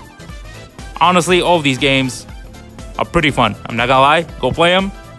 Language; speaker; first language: English; native; English